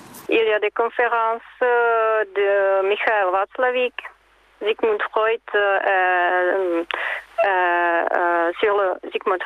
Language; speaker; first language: French; non-native, fluent; Czech